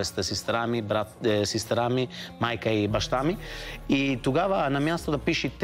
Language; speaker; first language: Bulgarian; non-native, fluent; Italian